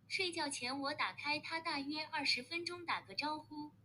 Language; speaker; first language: Chinese; non-native, learner; Korean